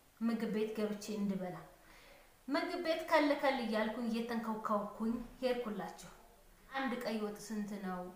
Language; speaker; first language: Amharic; native; Amharic